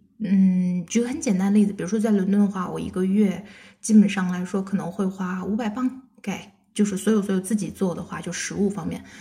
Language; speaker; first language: Chinese; non-native, local second language; Kazakh